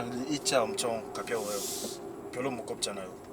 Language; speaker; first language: Korean; non-native, learner; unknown